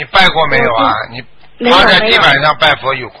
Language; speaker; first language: Chinese; native; Chinese